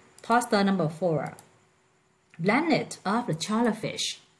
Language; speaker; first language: English; non-native, fluent; Vietnamese